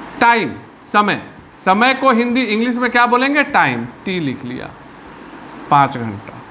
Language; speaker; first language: Hindi; native; Hindi